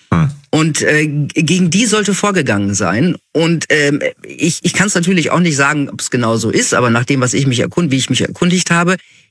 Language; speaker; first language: German; native; German